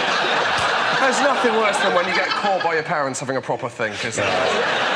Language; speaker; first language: English; native; English